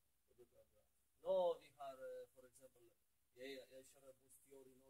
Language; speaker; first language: Norwegian; non-native, learner; Polish